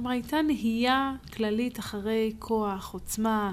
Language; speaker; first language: Hebrew; native; Hebrew